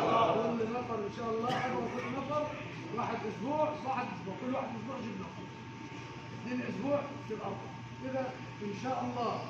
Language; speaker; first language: Arabic; non-native, learner; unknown